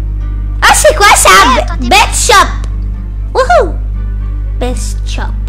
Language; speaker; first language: French; native; French